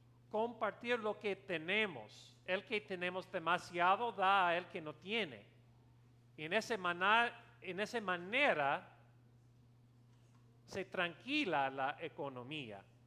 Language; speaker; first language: Spanish; non-native, learner; English